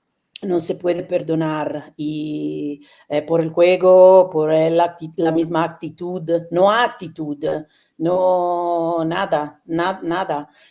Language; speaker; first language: Spanish; non-native, learner; Italian